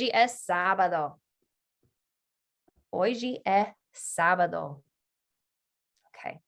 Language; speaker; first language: Portuguese; non-native, fluent; English